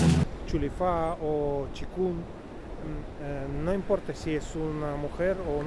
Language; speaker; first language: Spanish; non-native, fluent; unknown